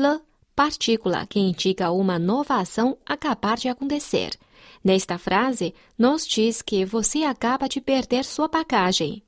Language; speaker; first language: Portuguese; non-native, fluent; Chinese